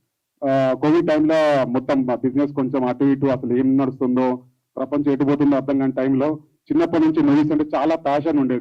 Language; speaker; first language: Telugu; native; Telugu